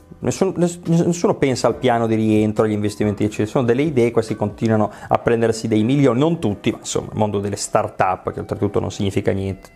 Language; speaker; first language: Italian; native; Italian